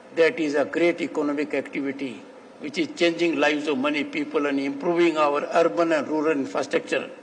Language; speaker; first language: Hindi; native; Hindi